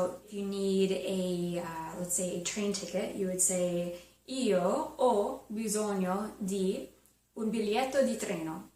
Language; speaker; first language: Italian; non-native, fluent; English